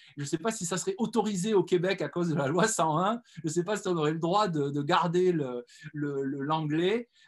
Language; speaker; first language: French; native; French